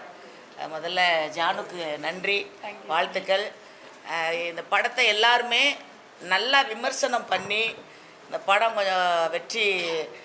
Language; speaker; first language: Tamil; native; Tamil